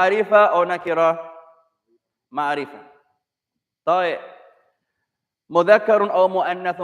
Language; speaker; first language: Arabic; non-native, fluent; English